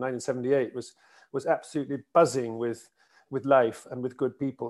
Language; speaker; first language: English; native; English